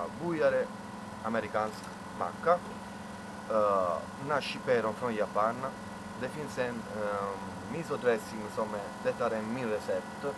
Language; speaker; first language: Swedish; non-native, learner; Italian